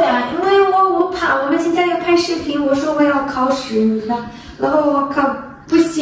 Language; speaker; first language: Chinese; non-native, learner; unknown